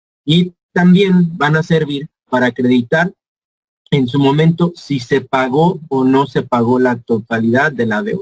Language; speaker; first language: Spanish; native; Spanish